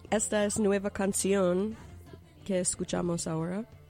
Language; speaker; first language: Spanish; non-native, learner; English